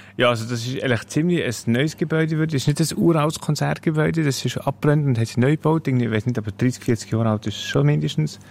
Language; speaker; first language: German; native; German